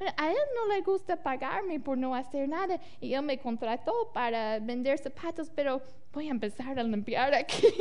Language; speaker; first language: Spanish; non-native, fluent; English